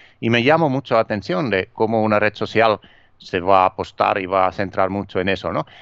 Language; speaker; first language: Spanish; non-native, fluent; Finnish